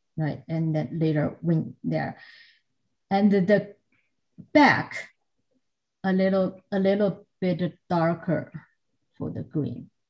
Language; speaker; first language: English; non-native, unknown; Chinese